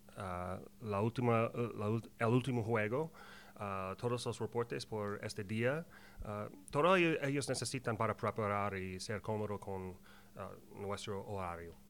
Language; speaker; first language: Spanish; non-native, learner; English